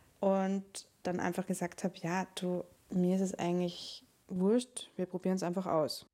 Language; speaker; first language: German; native; German